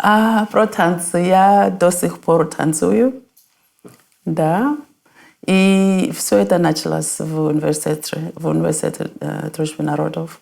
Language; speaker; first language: Russian; non-native, fluent; North Ndebele